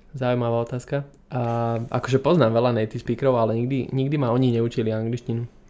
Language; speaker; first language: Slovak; native; Slovak